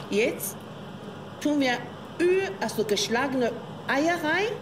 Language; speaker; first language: German; non-native, learner; Chinese